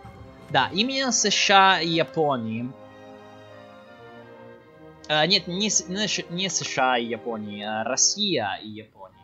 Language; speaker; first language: Russian; non-native, learner; English